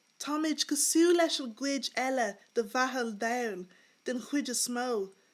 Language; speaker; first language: Irish; native; Irish